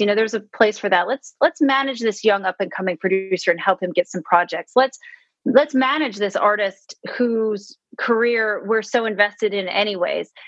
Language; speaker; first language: English; native; English